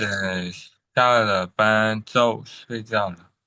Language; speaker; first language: Chinese; non-native, learner; Burmese